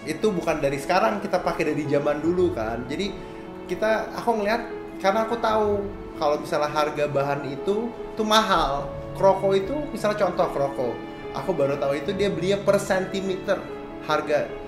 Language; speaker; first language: Indonesian; native; Indonesian